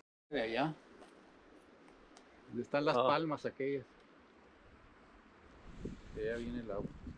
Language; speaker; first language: Spanish; native; Spanish